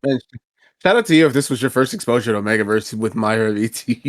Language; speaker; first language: English; native; English